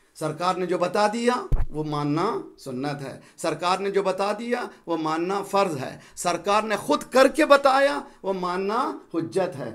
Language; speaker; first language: Urdu; native; Urdu